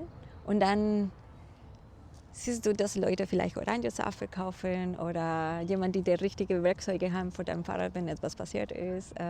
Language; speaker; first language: German; non-native, fluent; Spanish